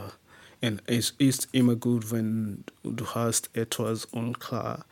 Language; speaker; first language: German; non-native, learner; English